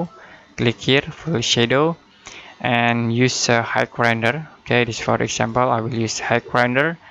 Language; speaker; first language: English; non-native, learner; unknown